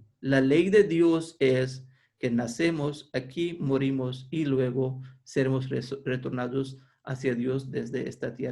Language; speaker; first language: Spanish; non-native, fluent; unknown